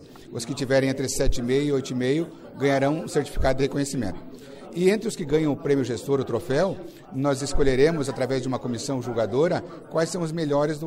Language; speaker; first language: Portuguese; native; Portuguese